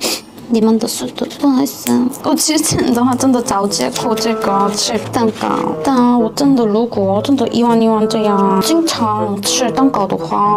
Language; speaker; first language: Chinese; non-native, learner; Korean